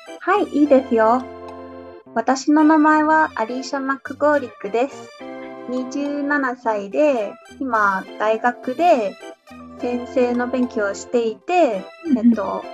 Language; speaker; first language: Japanese; non-native, fluent; English